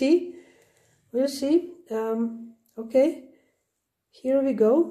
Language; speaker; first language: English; non-native, learner; Slovenian